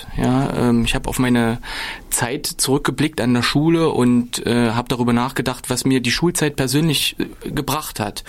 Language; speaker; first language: German; native; German